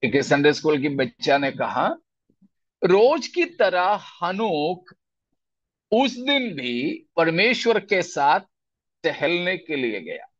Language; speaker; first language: Hindi; non-native, local second language; Malayalam